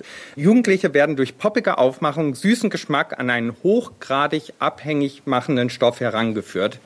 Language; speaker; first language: German; native; German